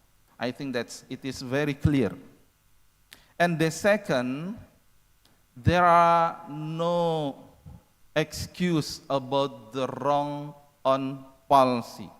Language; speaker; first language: English; non-native, fluent; Indonesian